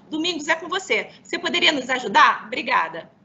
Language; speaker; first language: Portuguese; native; Portuguese